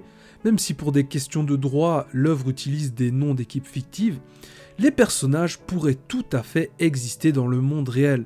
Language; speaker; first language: French; native; French